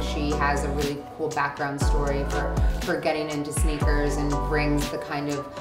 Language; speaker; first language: English; native; English